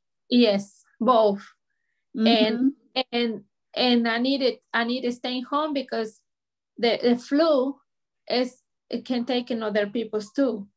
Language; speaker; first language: English; non-native, learner; Spanish